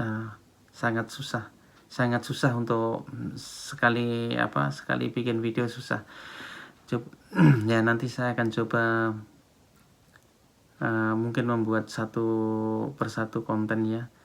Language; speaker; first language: Indonesian; non-native, local second language; Javanese